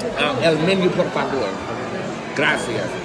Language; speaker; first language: Spanish; non-native, learner; English